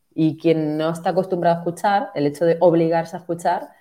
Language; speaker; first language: Spanish; native; Spanish